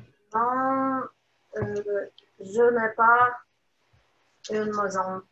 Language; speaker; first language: French; non-native, learner; Russian